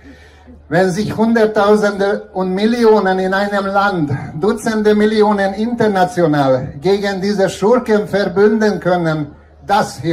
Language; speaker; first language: German; non-native, fluent; Hungarian